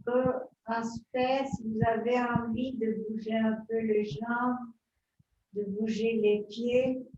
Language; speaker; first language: French; non-native, fluent; Italian